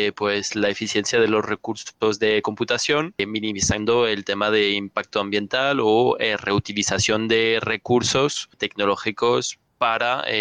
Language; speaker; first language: Spanish; non-native, fluent; French